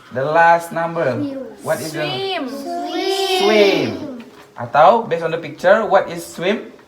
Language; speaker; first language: English; non-native, learner; Indonesian